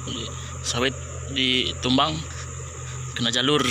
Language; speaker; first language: Indonesian; native; Indonesian